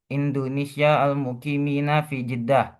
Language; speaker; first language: Arabic; non-native, learner; Indonesian